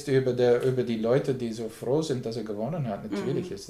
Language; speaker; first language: German; non-native, learner; English